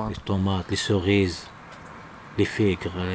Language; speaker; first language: French; non-native, learner; Arabic